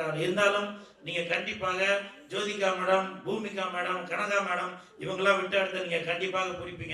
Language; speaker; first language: Tamil; native; Tamil